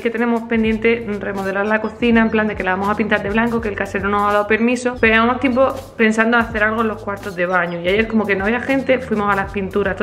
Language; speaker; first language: Spanish; native; Spanish